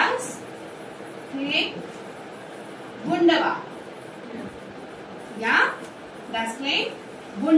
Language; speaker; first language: German; non-native, fluent; Hindi